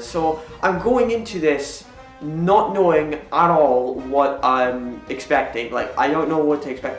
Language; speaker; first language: English; native; English